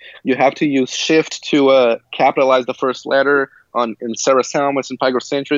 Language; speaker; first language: English; early bilingual, other home language; Portuguese